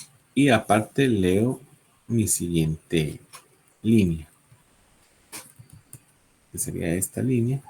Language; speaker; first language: Spanish; native; Spanish